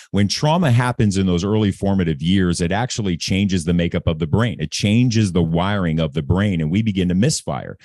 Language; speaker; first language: English; native; English